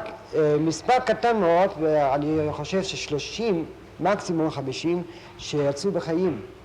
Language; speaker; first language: Hebrew; non-native, fluent; German